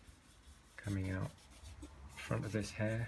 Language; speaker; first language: English; native; English